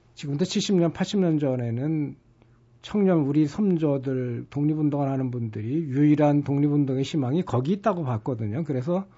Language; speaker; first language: Korean; native; Korean